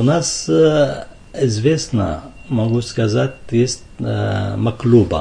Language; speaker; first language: Russian; non-native, fluent; Arabic